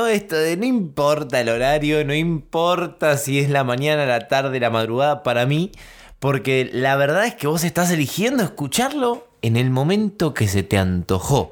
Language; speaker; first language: Spanish; native; Spanish